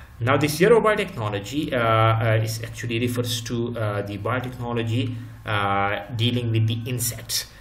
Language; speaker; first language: English; non-native, local second language; Urdu